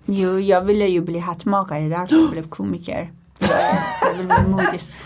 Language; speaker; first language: Swedish; non-native, fluent; Persian